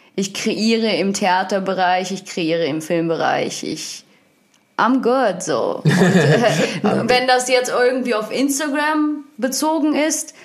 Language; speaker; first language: German; non-native, fluent; Ukrainian